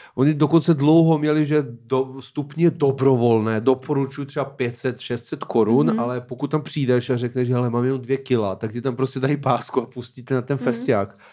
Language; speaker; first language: Czech; non-native, fluent; Serbian